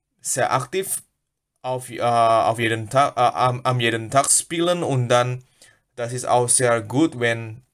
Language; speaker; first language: German; non-native, learner; Indonesian